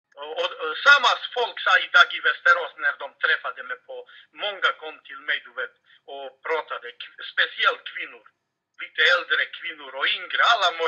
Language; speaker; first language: Swedish; non-native, fluent; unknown